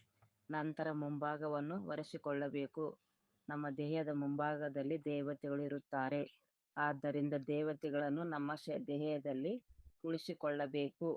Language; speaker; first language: Kannada; native; Kannada